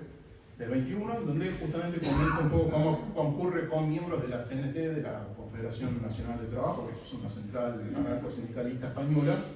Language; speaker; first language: Spanish; native; Spanish